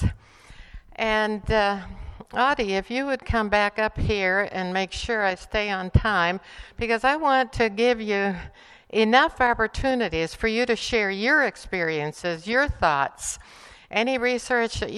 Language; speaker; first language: English; non-native, fluent; Spanish